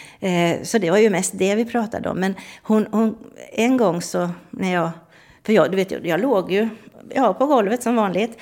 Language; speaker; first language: Swedish; native; Swedish